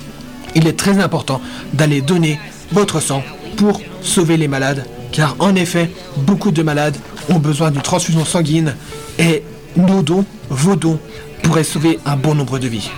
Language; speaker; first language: French; native; French